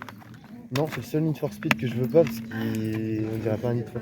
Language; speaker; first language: French; native; French